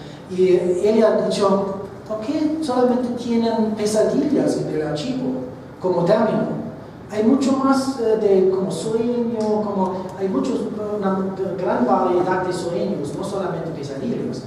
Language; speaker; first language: Spanish; non-native, fluent; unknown